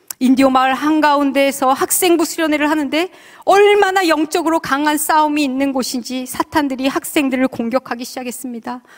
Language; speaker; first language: Korean; native; Korean